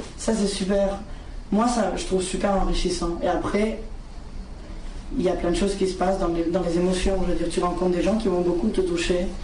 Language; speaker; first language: French; non-native, fluent; Spanish